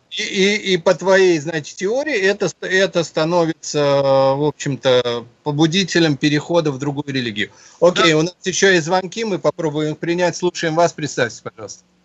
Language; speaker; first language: Russian; native; Russian